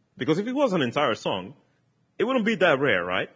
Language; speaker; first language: English; non-native, fluent; Italian